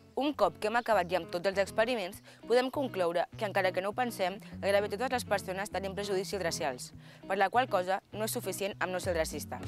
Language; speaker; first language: Catalan; early bilingual, other home language; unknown